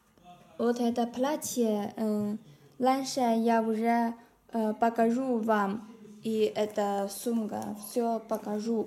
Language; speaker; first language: Russian; non-native, learner; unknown